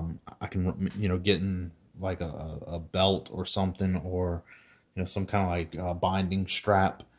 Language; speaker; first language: English; native; English